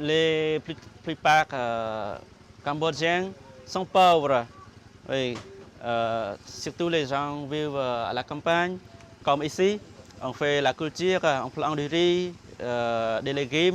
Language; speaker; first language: French; non-native, fluent; Khmer